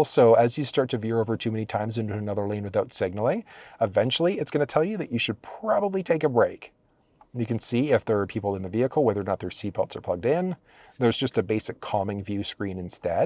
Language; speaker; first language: English; native; English